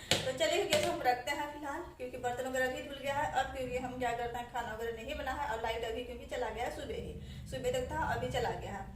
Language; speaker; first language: Hindi; native; Hindi